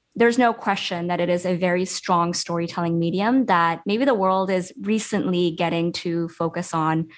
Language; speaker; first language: English; early bilingual, other home language; Urdu